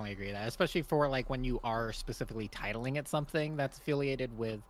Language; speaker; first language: English; native; English